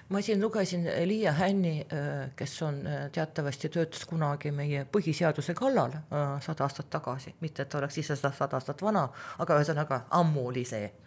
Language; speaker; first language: Estonian; non-native, local second language; Russian